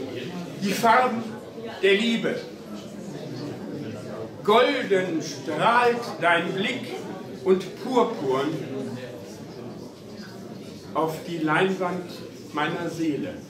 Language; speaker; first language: German; native; German